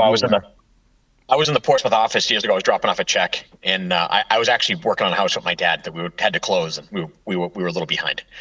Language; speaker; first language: English; native; English